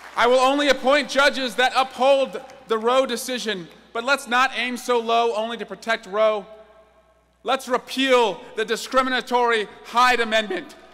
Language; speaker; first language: English; native; English